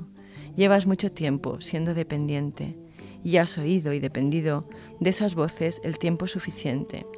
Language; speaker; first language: Spanish; native; Spanish